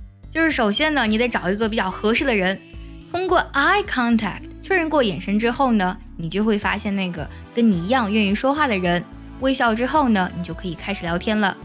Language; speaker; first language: Chinese; native; Chinese